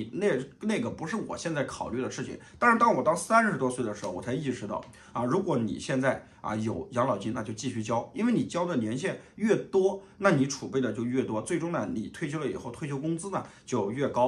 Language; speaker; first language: Chinese; native; Chinese